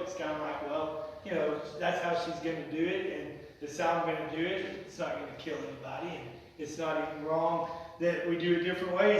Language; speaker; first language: English; native; English